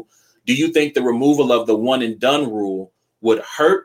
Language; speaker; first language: English; native; English